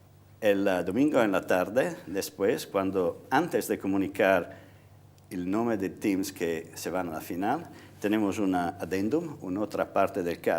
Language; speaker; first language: Spanish; non-native, fluent; Italian